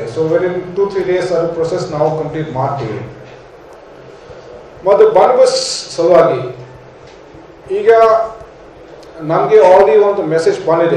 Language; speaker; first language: Kannada; non-native, fluent; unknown